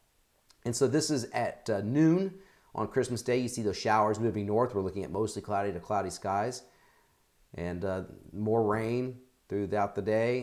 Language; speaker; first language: English; native; English